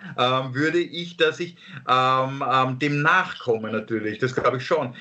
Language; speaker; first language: German; native; German